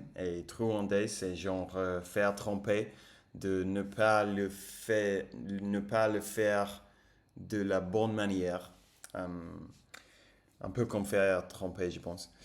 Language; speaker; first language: French; non-native, fluent; English